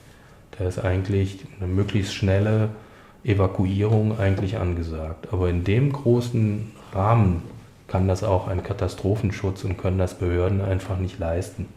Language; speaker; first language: German; native; German